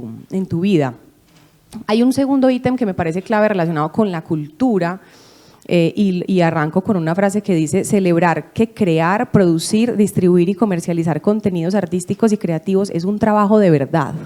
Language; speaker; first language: Spanish; native; Spanish